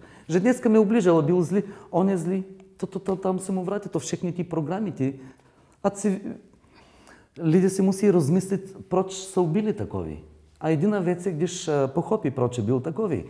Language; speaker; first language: Czech; non-native, learner; Bulgarian